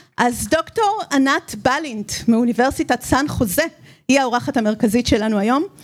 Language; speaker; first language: Hebrew; native; Hebrew